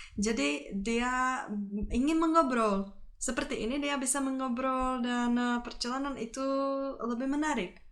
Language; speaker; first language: Indonesian; non-native, fluent; Czech